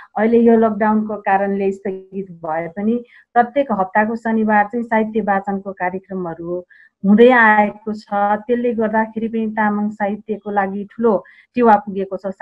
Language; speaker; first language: Nepali; non-native, local second language; Eastern Tamang